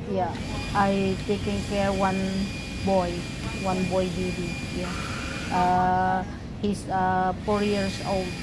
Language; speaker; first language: English; non-native, local second language; Filipino